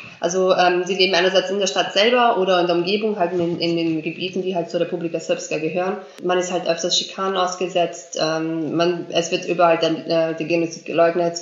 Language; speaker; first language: German; early bilingual, other home language; Bosnian